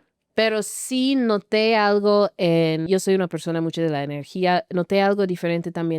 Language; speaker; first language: Spanish; non-native, fluent; English